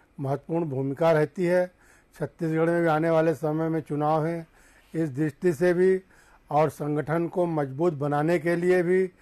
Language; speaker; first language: Hindi; native; Hindi